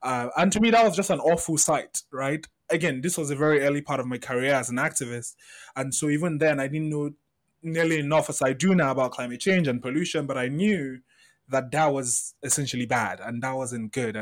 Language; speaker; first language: English; non-native, local second language; Yoruba